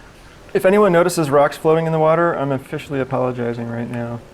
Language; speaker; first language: English; native; English